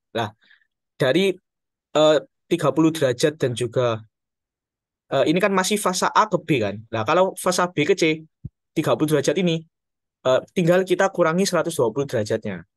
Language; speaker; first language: Indonesian; native; Indonesian